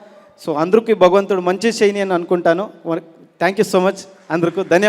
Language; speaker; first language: Telugu; non-native, learner; Kannada